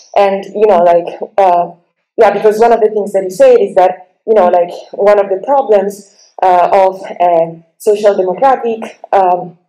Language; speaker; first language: English; non-native, fluent; Italian